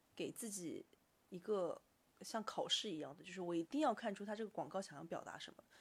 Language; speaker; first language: Chinese; native; Chinese